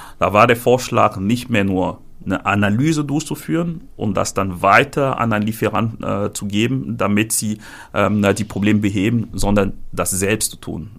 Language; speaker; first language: German; non-native, fluent; French